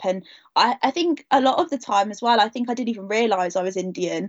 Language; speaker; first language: English; native; English